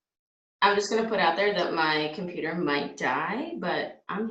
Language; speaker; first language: English; native; English